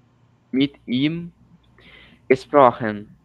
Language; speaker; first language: German; non-native, learner; Portuguese